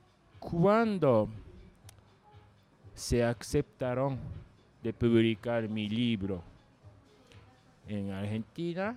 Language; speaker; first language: Spanish; non-native, learner; Japanese